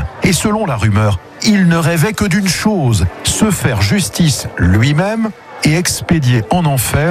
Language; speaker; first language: French; native; French